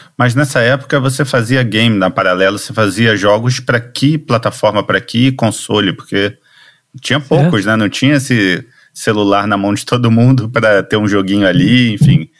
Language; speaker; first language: Portuguese; native; Portuguese